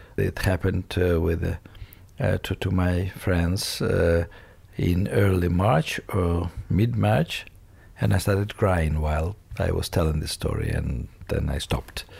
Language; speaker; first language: English; non-native, fluent; Russian